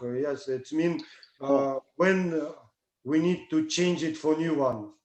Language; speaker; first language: English; non-native, learner; Russian